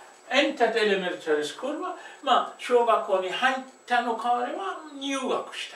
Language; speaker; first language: Japanese; non-native, fluent; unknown